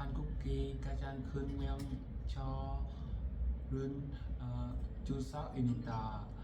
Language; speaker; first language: Korean; non-native, learner; Vietnamese